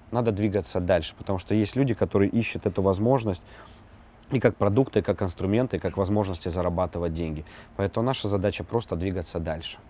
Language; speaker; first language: Russian; native; Russian